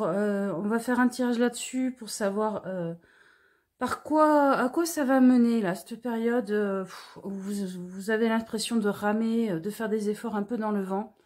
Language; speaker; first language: French; native; French